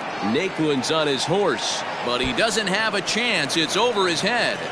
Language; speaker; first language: English; native; English